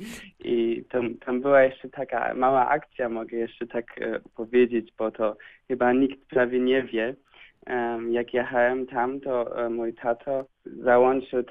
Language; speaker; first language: Polish; early bilingual, heritage; Polish